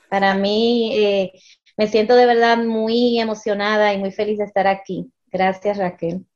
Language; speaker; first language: Spanish; early bilingual, heritage; Spanish